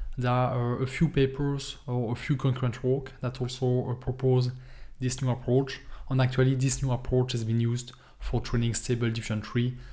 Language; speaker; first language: English; non-native, fluent; French